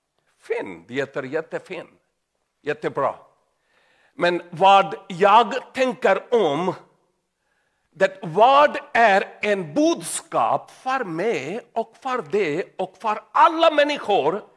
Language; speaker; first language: Swedish; non-native, learner; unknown